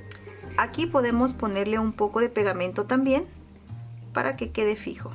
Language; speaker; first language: Spanish; native; Spanish